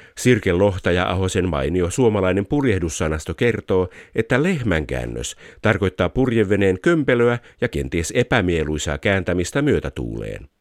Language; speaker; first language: Finnish; native; Finnish